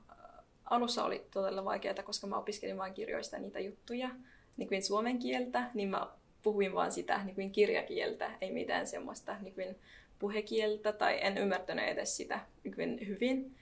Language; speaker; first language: Finnish; non-native, fluent; Arabic